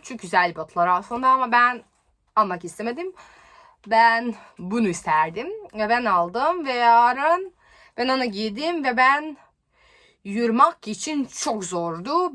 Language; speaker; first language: Turkish; non-native, learner; Serbian